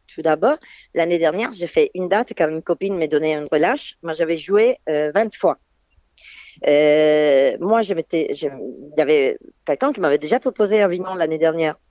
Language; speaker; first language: French; non-native, fluent; Italian